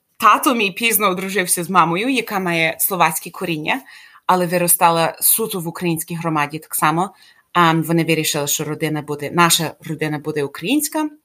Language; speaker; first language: Ukrainian; early bilingual, heritage; Ukrainian